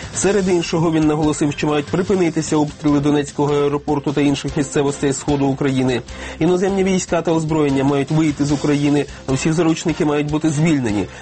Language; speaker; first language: Ukrainian; native; Ukrainian